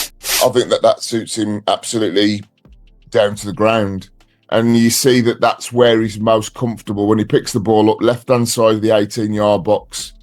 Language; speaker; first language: English; native; English